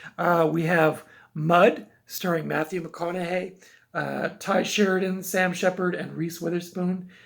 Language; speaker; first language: English; native; English